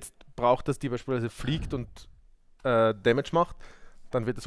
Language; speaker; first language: German; native; German